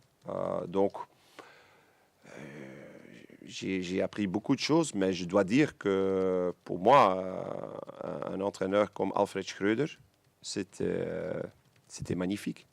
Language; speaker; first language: French; non-native, local second language; Dutch